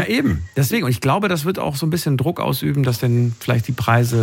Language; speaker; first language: German; native; German